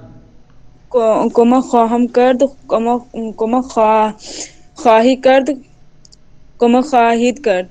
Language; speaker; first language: Persian; non-native, learner; Urdu